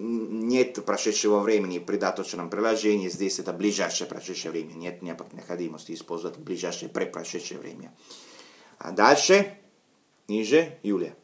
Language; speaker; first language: Russian; non-native, fluent; Italian